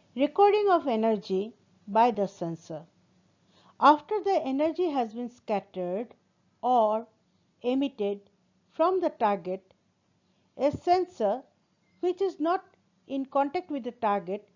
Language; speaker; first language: English; non-native, local second language; Assamese